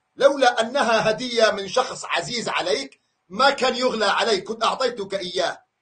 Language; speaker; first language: Arabic; non-native, local second language; Kurdish